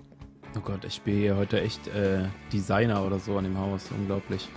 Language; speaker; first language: German; native; German